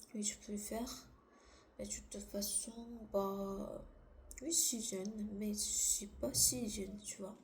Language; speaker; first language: French; non-native, learner; Korean